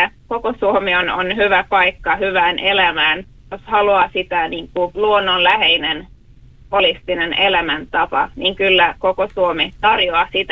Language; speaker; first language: Finnish; non-native, local second language; Swedish